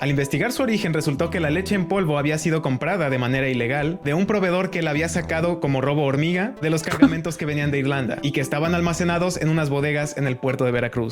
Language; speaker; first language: Spanish; native; Spanish